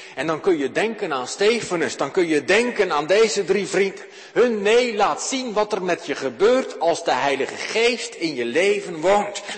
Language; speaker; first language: Dutch; native; Dutch